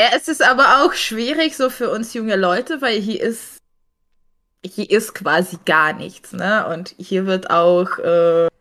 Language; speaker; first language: German; non-native, fluent; Czech